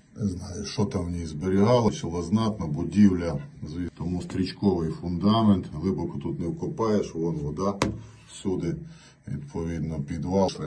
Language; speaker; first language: Ukrainian; native; Ukrainian